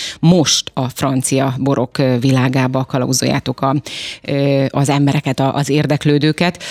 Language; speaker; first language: Hungarian; native; Hungarian